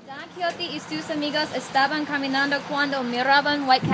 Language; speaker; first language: Spanish; non-native, learner; English